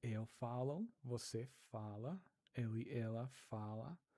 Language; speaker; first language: Portuguese; non-native, learner; Spanish